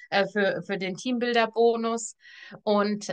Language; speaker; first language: German; native; German